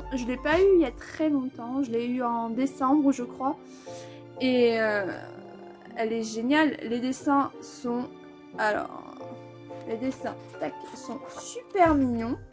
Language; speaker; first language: French; native; French